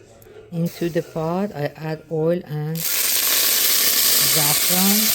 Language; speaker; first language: English; non-native, learner; Persian